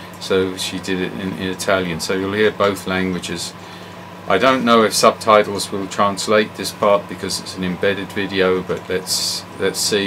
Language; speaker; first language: English; native; English